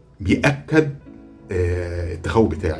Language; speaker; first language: Arabic; native; Arabic